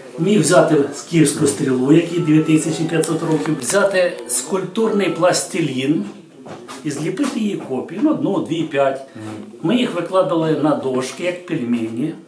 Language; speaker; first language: Ukrainian; native; Ukrainian